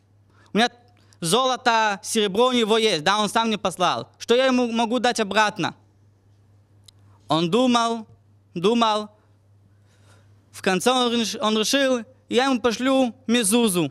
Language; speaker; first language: Russian; non-native, fluent; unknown